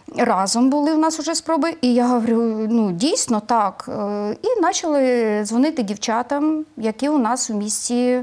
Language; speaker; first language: Ukrainian; native; Ukrainian